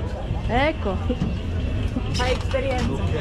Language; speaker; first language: Italian; non-native, learner; Filipino